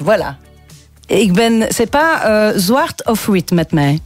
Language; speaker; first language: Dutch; non-native, local second language; French